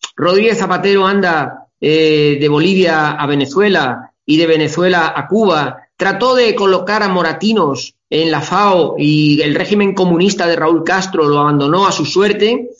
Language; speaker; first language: Spanish; native; Spanish